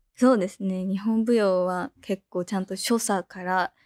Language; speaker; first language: Japanese; native; Japanese